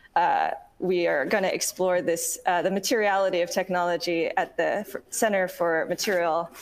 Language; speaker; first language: English; native; English